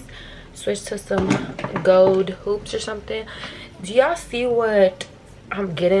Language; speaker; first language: English; native; English